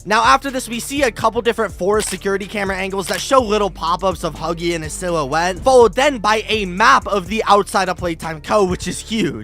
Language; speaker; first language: English; native; English